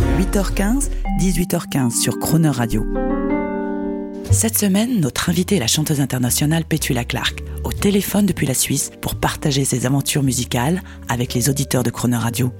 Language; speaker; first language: French; native; French